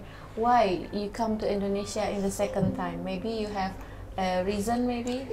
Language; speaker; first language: English; non-native, learner; Indonesian